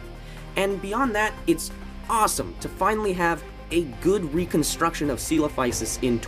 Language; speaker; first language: English; native; English